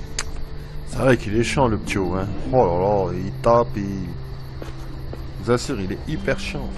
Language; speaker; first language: French; native; French